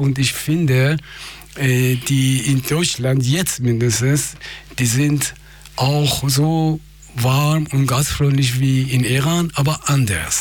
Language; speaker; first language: German; non-native, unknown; Persian